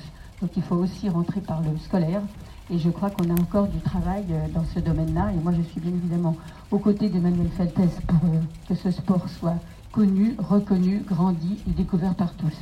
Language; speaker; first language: French; native; French